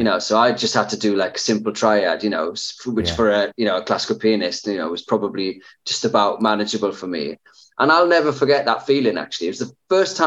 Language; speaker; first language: English; native; English